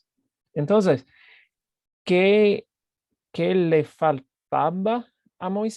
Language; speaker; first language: Spanish; non-native, fluent; English